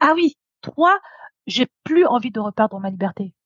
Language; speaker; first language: French; native; French